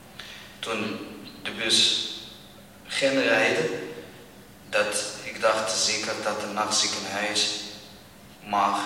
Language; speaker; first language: Dutch; non-native, learner; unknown